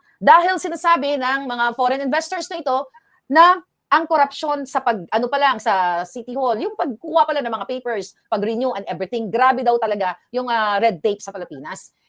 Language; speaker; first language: Filipino; native; Filipino